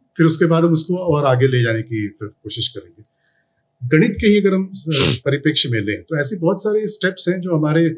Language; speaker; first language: Hindi; non-native, local second language; Tamil